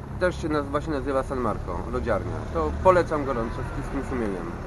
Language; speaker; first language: Polish; native; Polish